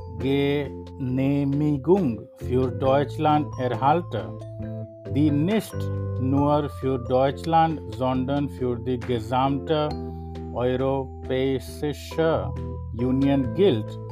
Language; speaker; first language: German; non-native, fluent; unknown